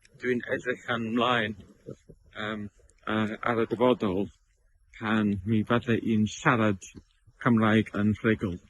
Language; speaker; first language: Welsh; non-native, learner; English